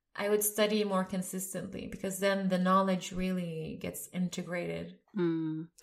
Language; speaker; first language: English; non-native, fluent; Swedish